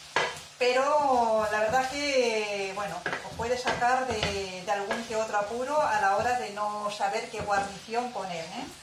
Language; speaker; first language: Spanish; native; Spanish